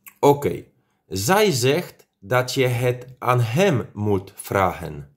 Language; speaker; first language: Dutch; non-native, fluent; Polish